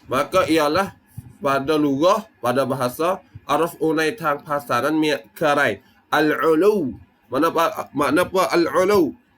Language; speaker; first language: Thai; non-native, local second language; Malay